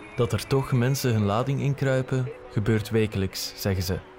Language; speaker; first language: Dutch; native; Dutch